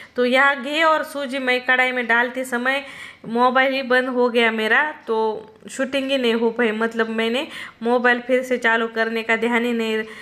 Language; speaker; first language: Hindi; non-native, local second language; Marathi